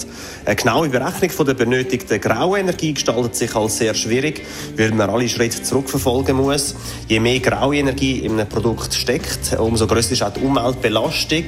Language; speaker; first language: German; native; German